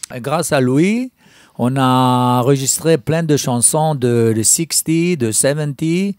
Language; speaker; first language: French; non-native, fluent; Hebrew